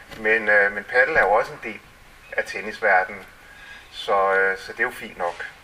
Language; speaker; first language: Danish; early bilingual, other home language; English